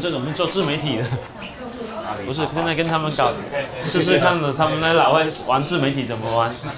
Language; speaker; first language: Chinese; native; Chinese